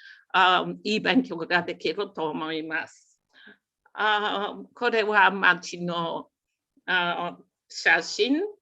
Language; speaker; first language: Japanese; non-native, learner; Bulgarian